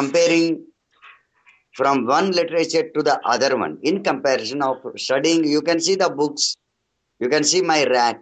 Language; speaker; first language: English; non-native, local second language; Telugu